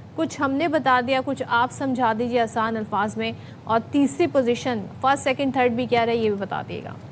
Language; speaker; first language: Urdu; native; Urdu